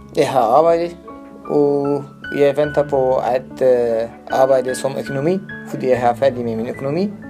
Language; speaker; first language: Danish; non-native, learner; Kurdish